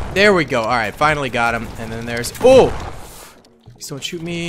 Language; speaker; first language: English; native; English